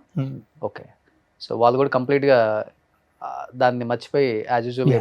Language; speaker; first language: Telugu; native; Telugu